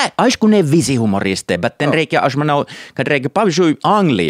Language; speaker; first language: Lithuanian; non-native, fluent; Finnish